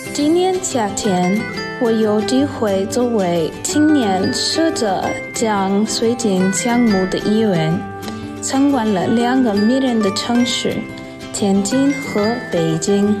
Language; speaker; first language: Chinese; non-native, learner; English